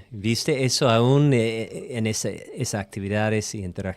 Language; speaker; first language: Spanish; non-native, fluent; English